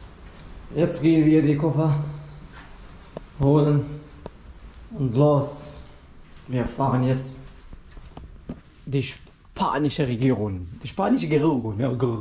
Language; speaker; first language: German; non-native, fluent; Arabic